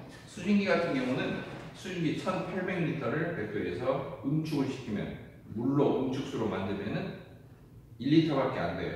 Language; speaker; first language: Korean; native; Korean